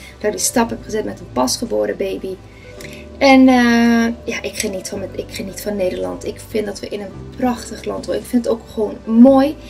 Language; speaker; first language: Dutch; non-native, fluent; Spanish